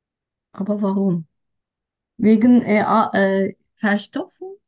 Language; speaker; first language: German; non-native, learner; Turkish